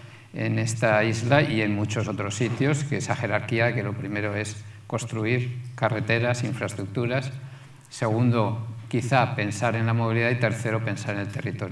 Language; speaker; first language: Spanish; native; Spanish